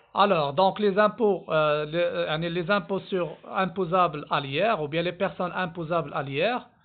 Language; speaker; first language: French; non-native, local second language; Arabic